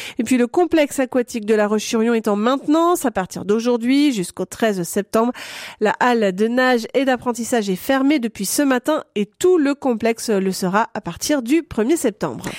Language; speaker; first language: French; native; French